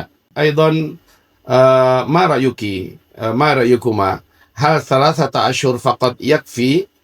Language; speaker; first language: Arabic; non-native, fluent; Indonesian